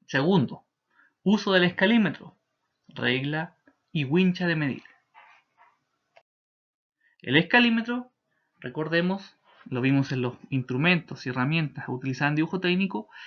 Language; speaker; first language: Spanish; native; Spanish